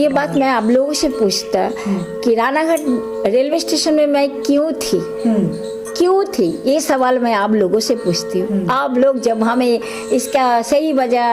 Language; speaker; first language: Hindi; non-native, local second language; Bangla